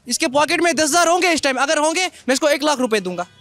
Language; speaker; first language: Hindi; native; Hindi